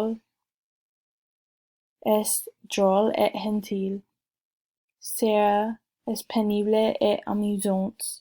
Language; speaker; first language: French; non-native, learner; English